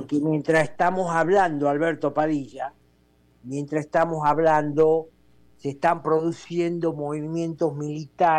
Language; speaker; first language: Spanish; native; Spanish